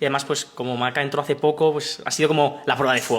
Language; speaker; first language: Spanish; native; Spanish